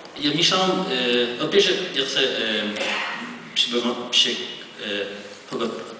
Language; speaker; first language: Polish; non-native, learner; Hebrew